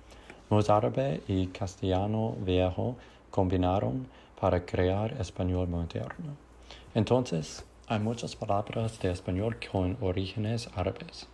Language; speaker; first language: Spanish; non-native, learner; English